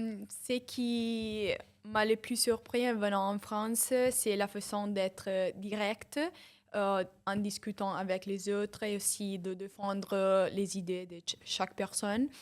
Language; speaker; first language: French; non-native, fluent; Italian